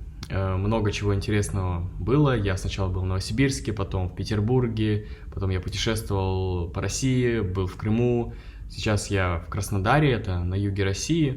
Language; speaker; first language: Russian; native; Russian